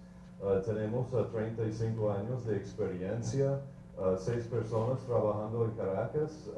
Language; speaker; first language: Spanish; non-native, fluent; English